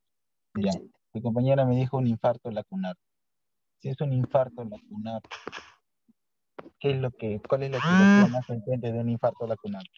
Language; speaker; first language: Spanish; native; Spanish